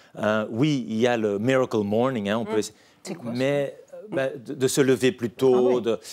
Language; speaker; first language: French; native; French